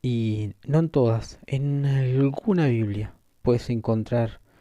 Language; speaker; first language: Spanish; native; Spanish